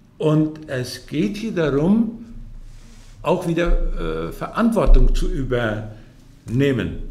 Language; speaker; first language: German; early bilingual, heritage; German